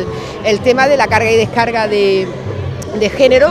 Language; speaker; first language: Spanish; native; Spanish